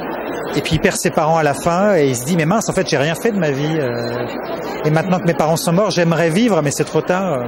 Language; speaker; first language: French; native; French